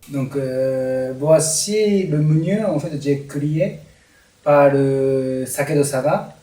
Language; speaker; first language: French; non-native, learner; Japanese